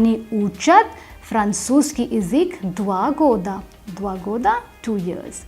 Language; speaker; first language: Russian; non-native, fluent; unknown